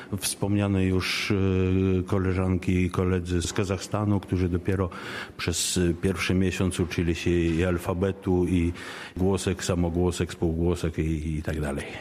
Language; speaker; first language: Polish; early bilingual, heritage; Polish